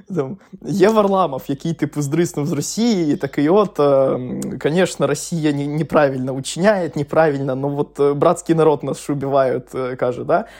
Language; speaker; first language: Ukrainian; non-native, local second language; Russian